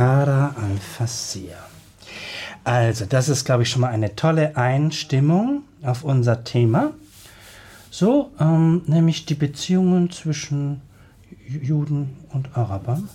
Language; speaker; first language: German; native; German